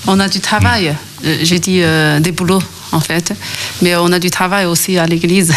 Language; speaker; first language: French; non-native, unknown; Chinese